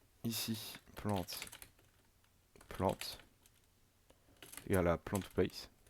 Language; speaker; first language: French; native; French